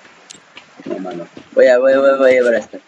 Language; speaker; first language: Spanish; native; Spanish